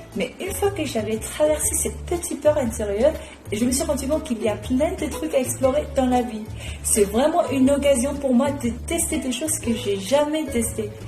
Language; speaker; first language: French; non-native, fluent; Chinese